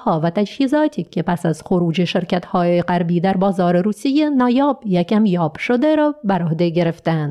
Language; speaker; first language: Persian; native; Persian